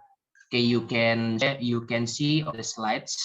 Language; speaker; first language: English; non-native, learner; Indonesian